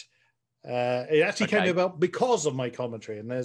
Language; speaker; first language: English; native; English